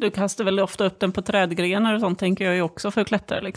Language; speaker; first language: Swedish; native; Swedish